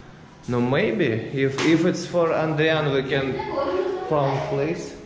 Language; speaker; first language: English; non-native, learner; Russian